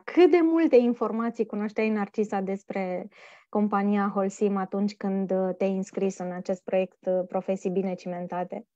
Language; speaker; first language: Romanian; native; Romanian